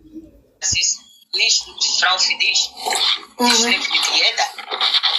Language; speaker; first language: German; non-native, learner; Nigerian Pidgin